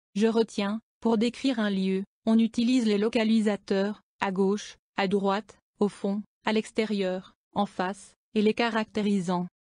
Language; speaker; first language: French; non-native, local second language; Arabic